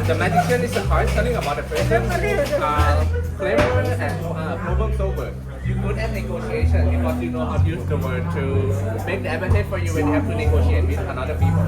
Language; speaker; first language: English; non-native, fluent; Thai